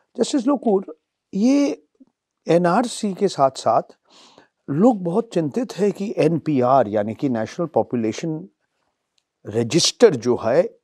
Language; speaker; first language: Hindi; non-native, local second language; Bangla